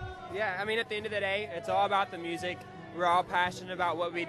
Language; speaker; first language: English; native; English